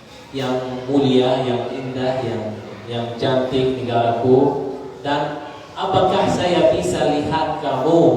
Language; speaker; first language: Indonesian; non-native, learner; Arabic